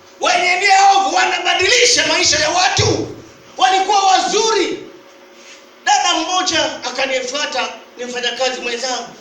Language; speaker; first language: Swahili; native; Swahili